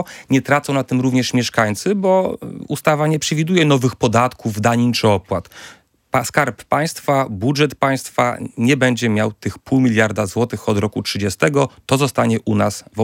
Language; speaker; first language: Polish; native; Polish